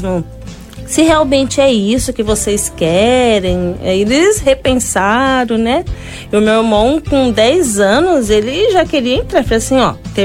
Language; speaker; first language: Portuguese; native; Portuguese